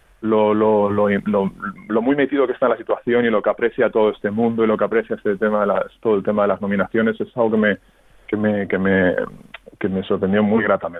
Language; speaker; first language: Spanish; native; Spanish